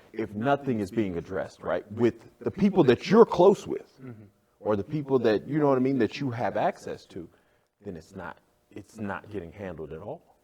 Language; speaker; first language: English; native; English